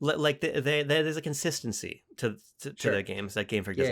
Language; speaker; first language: English; native; English